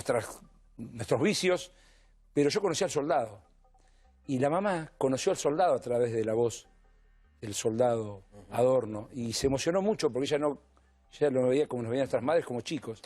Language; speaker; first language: Spanish; native; Spanish